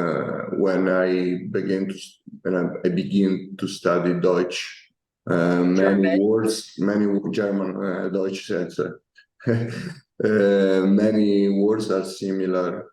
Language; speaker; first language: English; non-native, learner; Italian